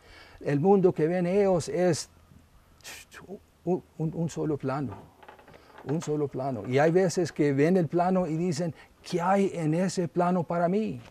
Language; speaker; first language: Spanish; non-native, local second language; English